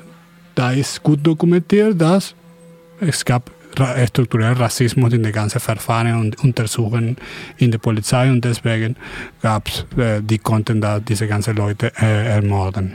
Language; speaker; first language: German; non-native, fluent; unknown